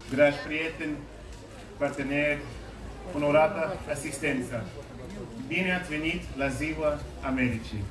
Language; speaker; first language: Romanian; non-native, fluent; English